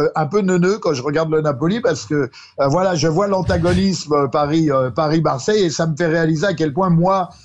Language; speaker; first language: French; native; French